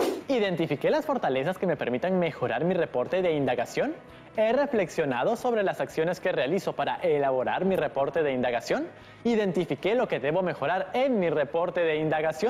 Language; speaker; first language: Spanish; native; Spanish